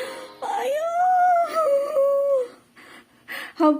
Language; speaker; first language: Chinese; non-native, fluent; Indonesian